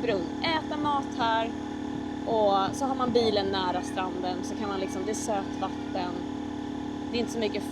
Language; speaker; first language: Swedish; native; Swedish